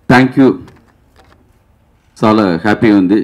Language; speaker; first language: Telugu; non-native, local second language; Tamil